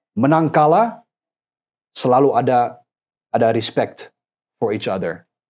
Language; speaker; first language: Indonesian; non-native, fluent; English